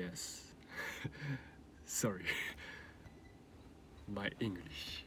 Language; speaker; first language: English; non-native, learner; Korean